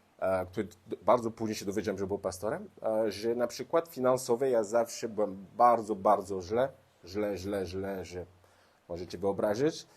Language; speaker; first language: Polish; non-native, learner; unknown